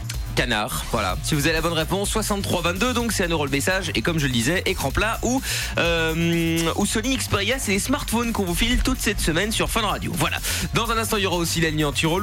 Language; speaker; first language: French; native; French